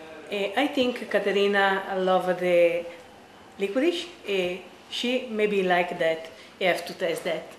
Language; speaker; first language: English; non-native, learner; Italian